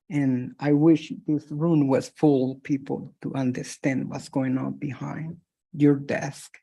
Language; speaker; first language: English; non-native, fluent; Spanish